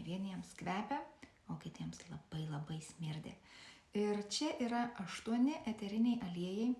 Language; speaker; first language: Lithuanian; native; Lithuanian